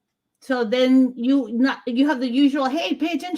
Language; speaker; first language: English; native; English